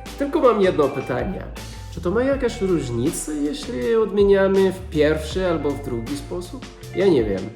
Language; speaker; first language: Polish; non-native, fluent; English